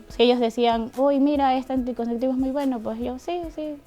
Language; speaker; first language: Spanish; native; Spanish